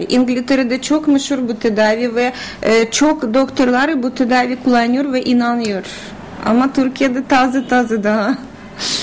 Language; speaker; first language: Turkish; non-native, learner; Russian